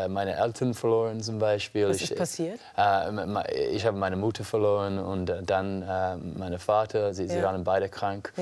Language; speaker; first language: German; non-native, learner; English